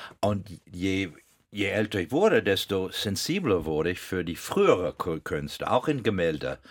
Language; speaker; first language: German; non-native, fluent; English